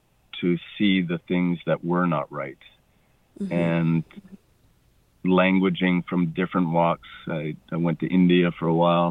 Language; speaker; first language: English; native; English